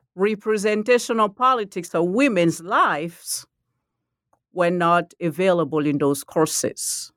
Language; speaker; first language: English; non-native, fluent; Mandingo